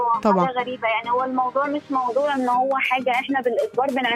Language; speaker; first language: Arabic; native; Arabic